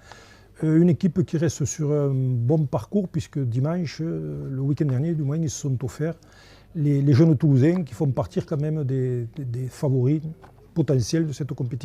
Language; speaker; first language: French; native; French